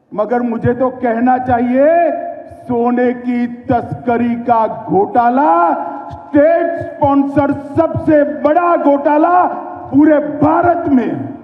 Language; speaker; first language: Hindi; non-native, local second language; Gujarati